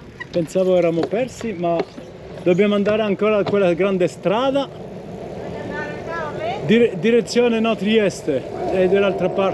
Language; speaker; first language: Italian; non-native, learner; French